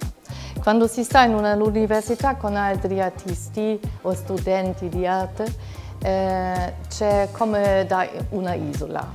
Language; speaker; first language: Italian; non-native, fluent; German